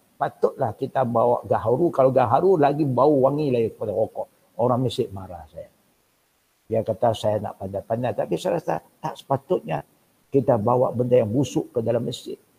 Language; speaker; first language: Malay; non-native, local second language; Min Nan Chinese